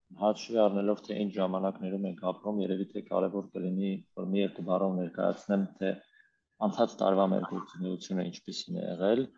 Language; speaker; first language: Armenian; native; Armenian